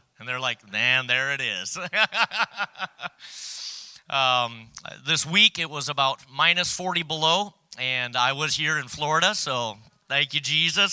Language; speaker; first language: English; native; English